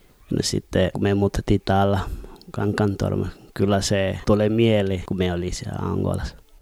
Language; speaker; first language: Finnish; non-native, learner; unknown